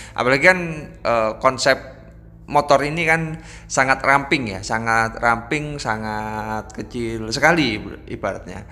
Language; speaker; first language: Indonesian; native; Indonesian